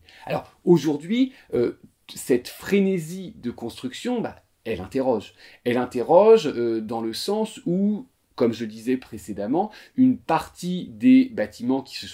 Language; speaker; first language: French; native; French